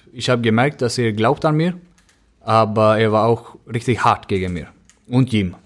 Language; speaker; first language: German; non-native, fluent; Swedish